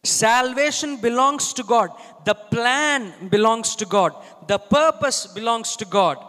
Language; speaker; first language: English; non-native, local second language; Telugu